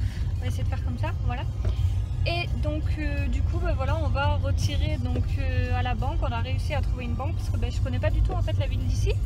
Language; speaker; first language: French; native; French